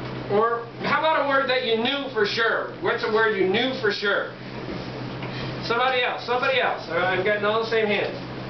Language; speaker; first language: English; native; English